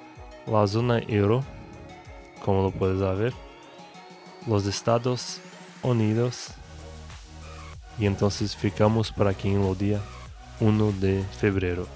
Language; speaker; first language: Spanish; non-native, learner; Portuguese